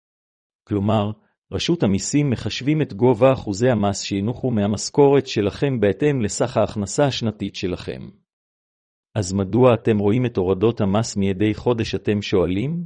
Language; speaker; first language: Hebrew; native; Hebrew